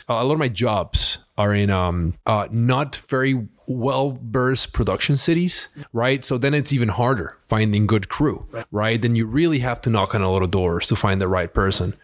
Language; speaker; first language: English; early bilingual, other home language; Spanish